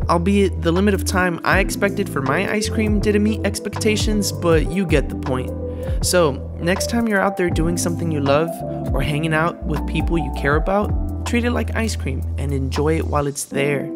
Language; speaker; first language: English; native; English